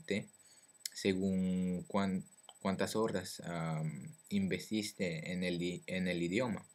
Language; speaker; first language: Spanish; non-native, learner; French